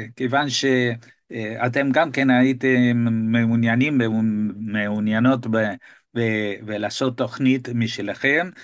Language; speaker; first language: Hebrew; non-native, fluent; Spanish